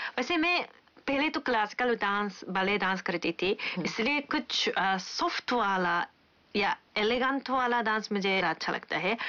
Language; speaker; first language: Hindi; non-native, fluent; Japanese